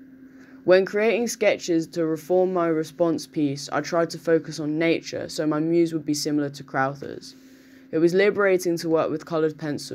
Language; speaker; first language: English; native; English